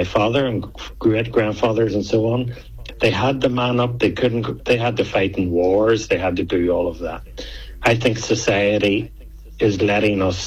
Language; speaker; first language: English; native; English